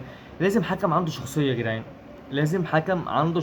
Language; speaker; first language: Arabic; native; Arabic